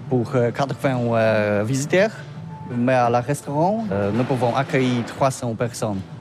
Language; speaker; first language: French; non-native, learner; Polish